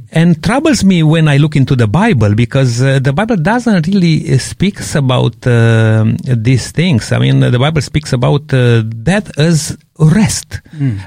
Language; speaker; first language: English; non-native, fluent; Romanian